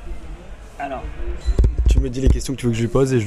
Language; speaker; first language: French; native; French